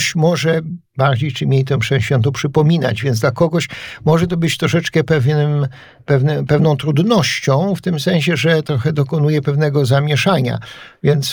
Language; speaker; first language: Polish; native; Polish